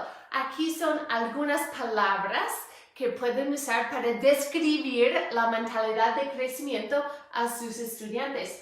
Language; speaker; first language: Spanish; non-native, fluent; English